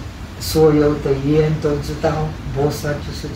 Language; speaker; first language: Chinese; non-native, fluent; Czech